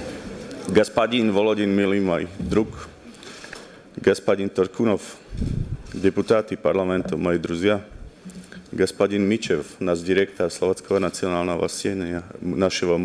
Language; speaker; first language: Russian; non-native, learner; Slovak